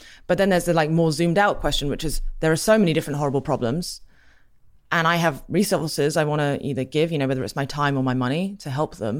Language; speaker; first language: English; native; English